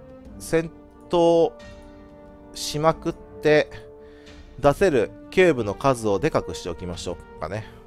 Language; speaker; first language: Japanese; native; Japanese